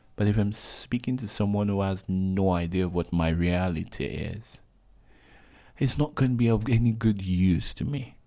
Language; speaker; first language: English; non-native, local second language; Yoruba